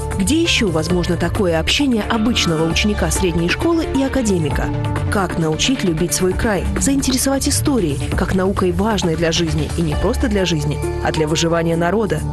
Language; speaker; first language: Russian; native; Russian